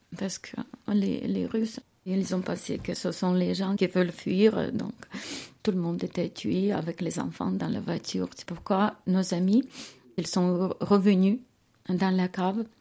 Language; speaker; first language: French; non-native, fluent; Ukrainian